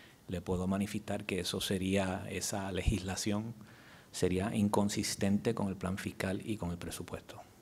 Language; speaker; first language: Spanish; native; Spanish